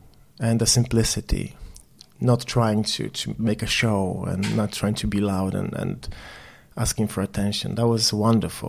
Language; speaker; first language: English; non-native, fluent; Polish